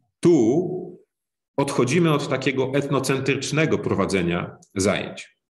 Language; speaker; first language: Polish; native; Polish